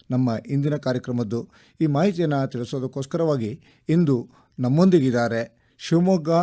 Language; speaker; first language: Kannada; native; Kannada